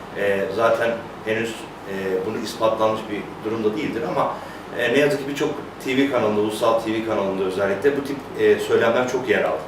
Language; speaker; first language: Turkish; native; Turkish